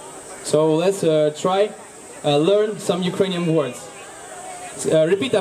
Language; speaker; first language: English; non-native, learner; Ukrainian